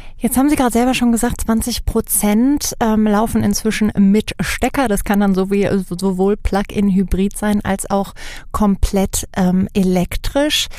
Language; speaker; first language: German; native; German